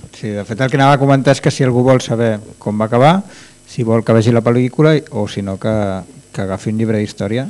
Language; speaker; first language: Catalan; native; Catalan